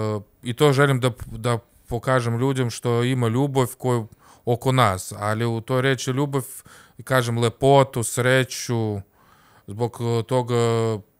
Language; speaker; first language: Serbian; non-native, learner; Russian